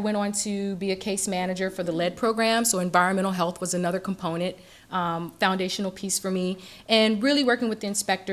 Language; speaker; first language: English; native; English